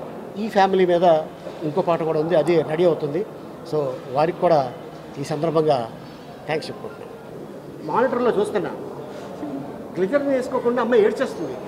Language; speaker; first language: Telugu; native; Telugu